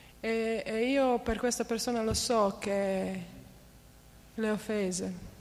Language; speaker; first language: Italian; non-native, fluent; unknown